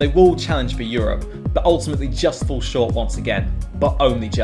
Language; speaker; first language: English; native; English